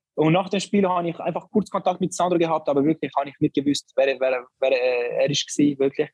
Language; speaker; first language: German; non-native, learner; Albanian